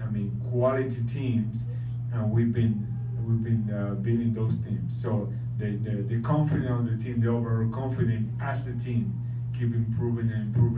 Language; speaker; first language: English; non-native, local second language; Spanish